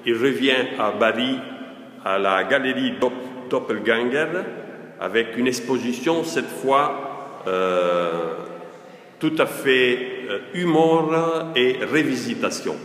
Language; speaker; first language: French; non-native, fluent; Italian